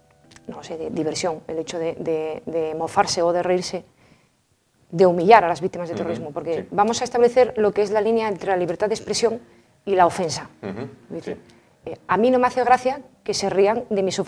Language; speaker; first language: Spanish; native; Spanish